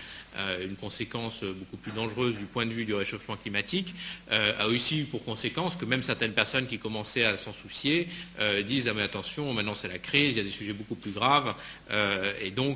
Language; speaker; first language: French; native; French